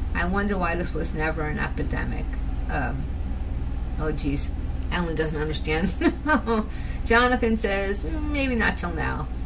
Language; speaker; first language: English; native; English